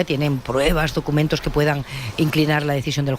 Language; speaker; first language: Spanish; native; Spanish